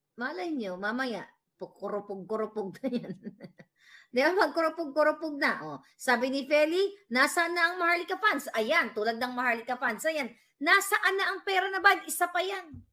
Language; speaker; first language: Filipino; non-native, local second language; Cebuano